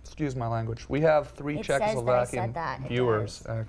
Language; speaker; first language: English; native; English